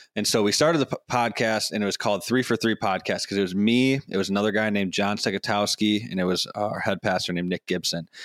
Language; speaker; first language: English; native; English